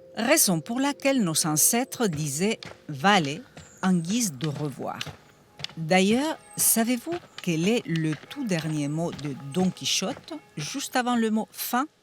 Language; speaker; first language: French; non-native, fluent; Spanish